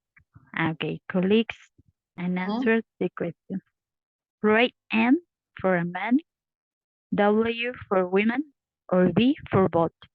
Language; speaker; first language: English; non-native, learner; Spanish